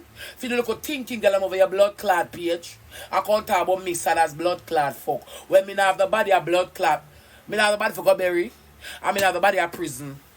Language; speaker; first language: English; non-native, local second language; Jamaican Creole English